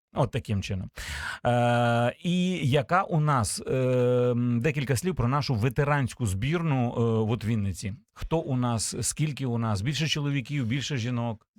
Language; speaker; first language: Ukrainian; native; Ukrainian